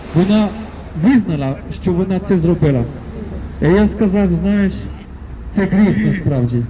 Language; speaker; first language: Ukrainian; non-native, fluent; French